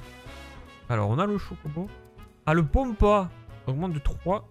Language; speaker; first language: French; native; French